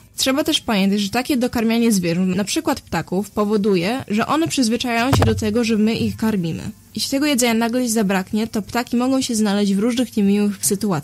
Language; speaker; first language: Polish; native; Polish